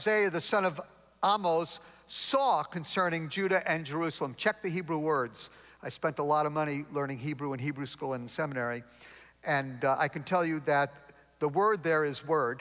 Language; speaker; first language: English; native; English